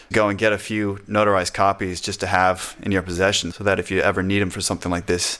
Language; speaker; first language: English; native; English